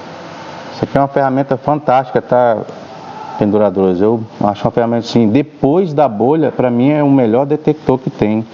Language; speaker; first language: Portuguese; native; Portuguese